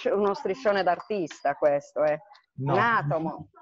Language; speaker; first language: Italian; native; Italian